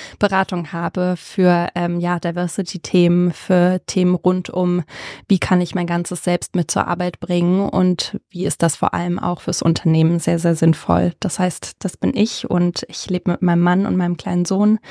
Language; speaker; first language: German; early bilingual, other home language; Croatian